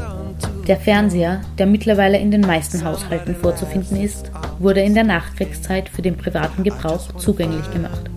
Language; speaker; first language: German; native; German